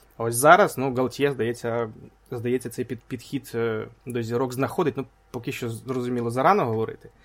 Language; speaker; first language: Ukrainian; native; Ukrainian